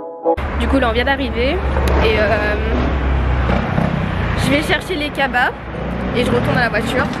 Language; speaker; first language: French; native; French